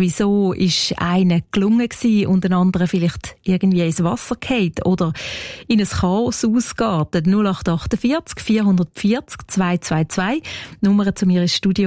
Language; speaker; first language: German; native; German